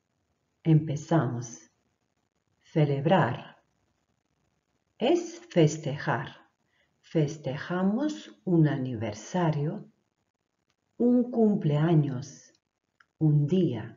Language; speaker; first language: Spanish; non-native, fluent; Croatian